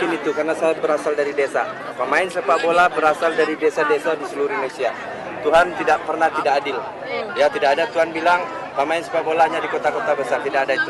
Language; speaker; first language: Indonesian; non-native, local second language; Minangkabau